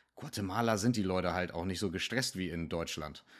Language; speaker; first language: German; native; German